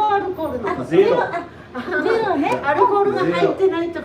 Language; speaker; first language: Japanese; native; Japanese